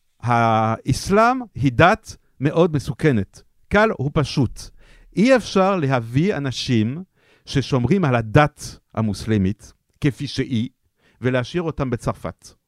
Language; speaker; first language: Hebrew; non-native, fluent; French